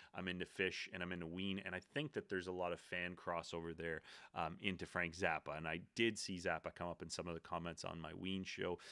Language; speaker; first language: English; native; English